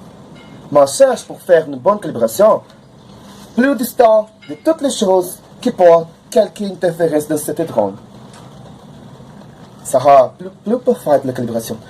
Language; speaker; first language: French; non-native, learner; Portuguese